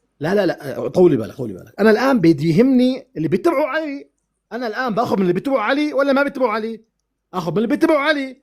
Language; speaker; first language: Arabic; native; Arabic